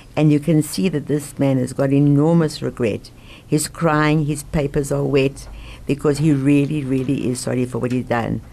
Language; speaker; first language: English; native; English